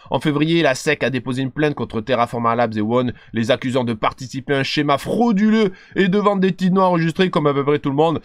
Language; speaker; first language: French; native; French